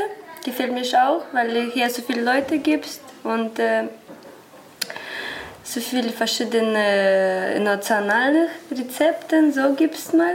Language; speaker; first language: German; non-native, learner; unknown